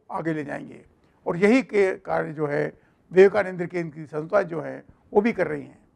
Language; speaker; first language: Hindi; non-native, local second language; Marathi